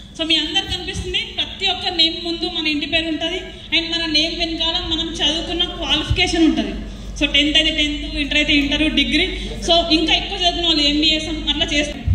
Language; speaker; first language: Telugu; early bilingual, other home language; Hindi